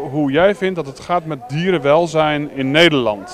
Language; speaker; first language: Dutch; native; Dutch